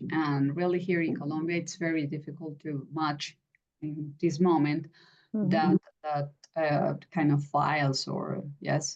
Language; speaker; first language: English; non-native, fluent; Spanish